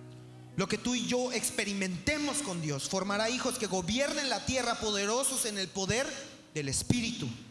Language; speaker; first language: Spanish; native; Spanish